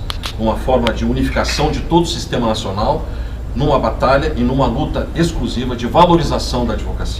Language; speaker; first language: Portuguese; native; Portuguese